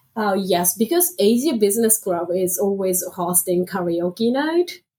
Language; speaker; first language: English; non-native, fluent; Japanese